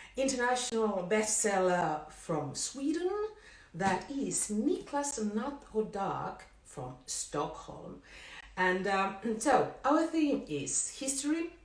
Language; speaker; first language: English; non-native, fluent; Finnish